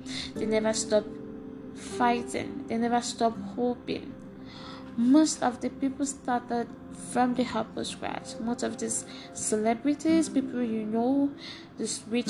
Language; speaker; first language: English; non-native, local second language; Igbo